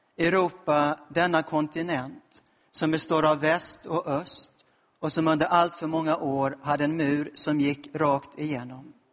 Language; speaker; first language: Swedish; native; Swedish